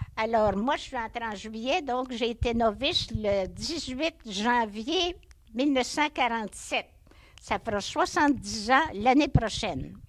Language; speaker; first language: French; native; French